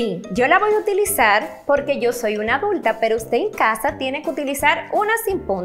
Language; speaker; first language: Spanish; native; Spanish